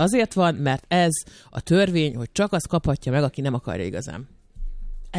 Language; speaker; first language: Hungarian; native; Hungarian